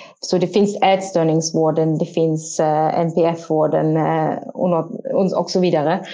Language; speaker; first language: Swedish; non-native, fluent; German